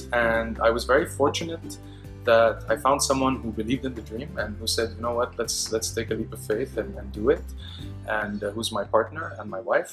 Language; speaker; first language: English; non-native, local second language; Arabic